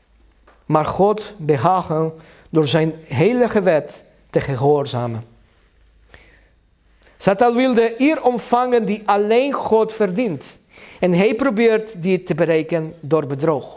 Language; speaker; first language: Dutch; non-native, learner; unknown